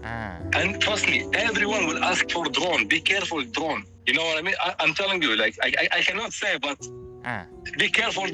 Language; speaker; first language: English; non-native, fluent; Arabic